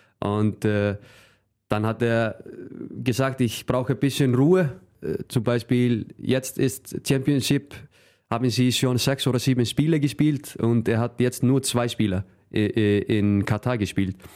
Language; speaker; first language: German; non-native, fluent; Icelandic